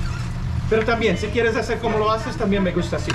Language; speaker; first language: Spanish; non-native, learner; English